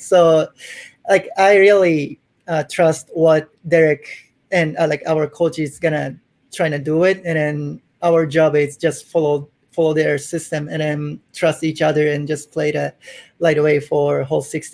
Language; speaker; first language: English; non-native, fluent; Japanese